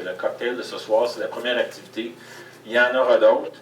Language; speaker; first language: French; native; French